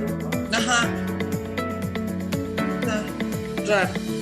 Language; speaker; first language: Spanish; native; Spanish